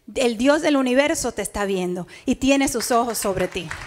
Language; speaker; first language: Spanish; early bilingual, heritage; Spanish